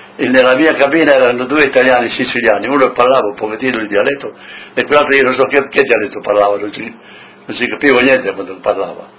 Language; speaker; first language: Italian; native; Italian